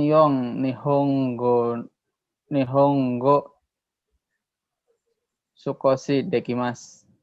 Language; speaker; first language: Japanese; non-native, learner; Indonesian